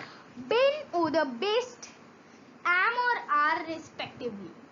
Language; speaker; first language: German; non-native, learner; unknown